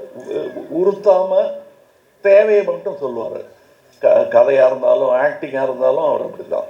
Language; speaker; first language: Tamil; native; Tamil